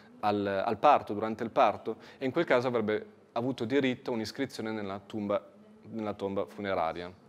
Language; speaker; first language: Italian; native; Italian